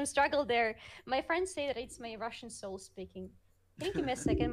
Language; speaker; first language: English; non-native, fluent; Russian